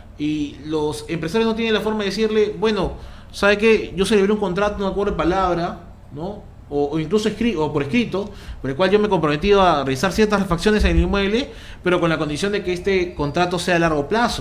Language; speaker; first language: Spanish; native; Spanish